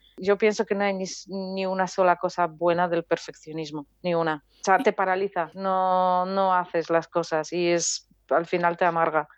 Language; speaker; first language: Spanish; non-native, fluent; Polish